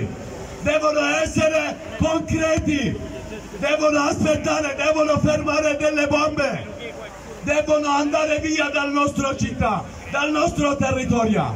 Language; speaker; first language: Italian; non-native, learner; Kurdish